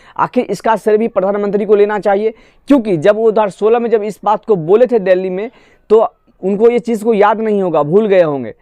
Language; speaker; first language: Hindi; non-native, local second language; Assamese